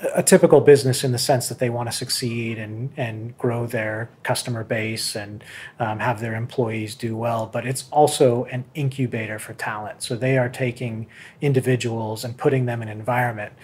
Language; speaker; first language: English; native; English